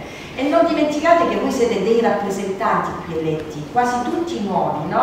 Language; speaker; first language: Italian; native; Italian